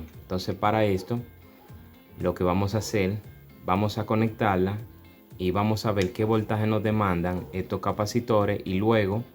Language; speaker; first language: Spanish; native; Spanish